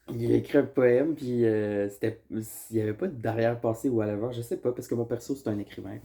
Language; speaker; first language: French; native; French